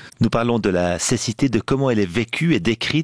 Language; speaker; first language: French; native; French